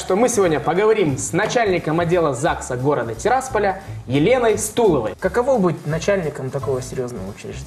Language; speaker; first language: Russian; native; Russian